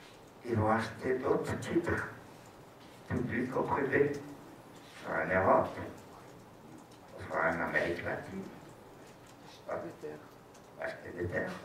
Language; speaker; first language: French; non-native, fluent; Portuguese